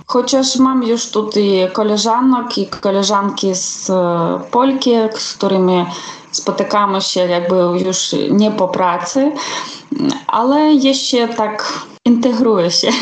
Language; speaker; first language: Polish; non-native, fluent; Ukrainian